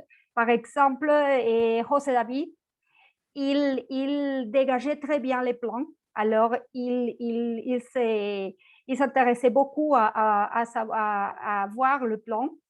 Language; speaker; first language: French; non-native, fluent; Spanish